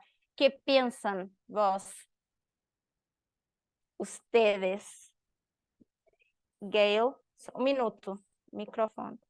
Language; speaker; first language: Spanish; non-native, learner; Portuguese